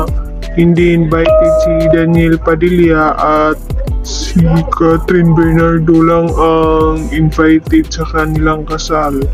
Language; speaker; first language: Filipino; native; Filipino